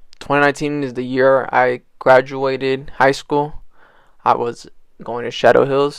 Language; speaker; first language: English; native; English